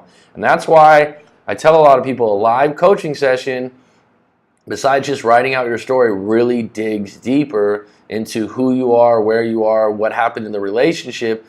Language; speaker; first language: English; native; English